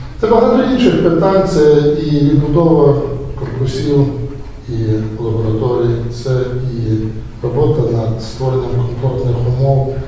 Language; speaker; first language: Ukrainian; native; Ukrainian